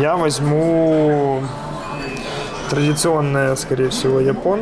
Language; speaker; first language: Russian; native; Russian